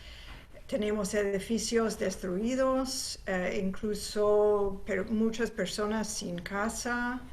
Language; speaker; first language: Spanish; non-native, fluent; English